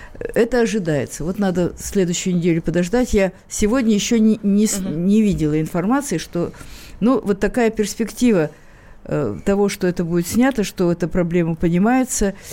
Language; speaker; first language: Russian; native; Russian